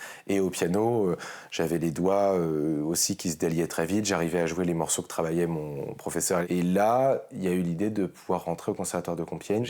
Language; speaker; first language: French; native; French